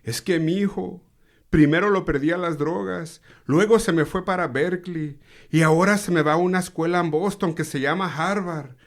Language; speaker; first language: Spanish; early bilingual, heritage; Spanish